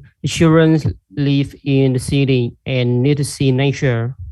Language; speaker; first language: English; non-native, learner; Vietnamese